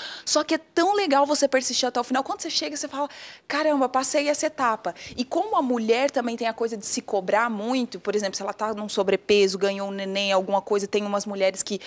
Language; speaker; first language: Portuguese; native; Portuguese